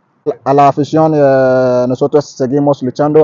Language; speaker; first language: Spanish; non-native, learner; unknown